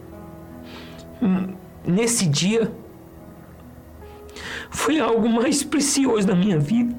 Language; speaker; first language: Portuguese; native; Portuguese